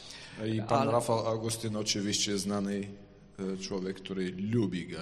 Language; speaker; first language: Polish; non-native, fluent; Ukrainian